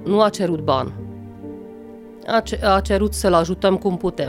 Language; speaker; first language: Romanian; non-native, local second language; Hungarian